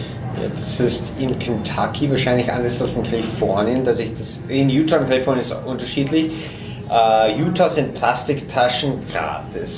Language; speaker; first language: German; non-native, fluent; English